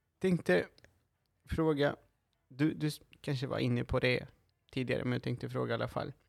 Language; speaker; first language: Swedish; non-native, fluent; Spanish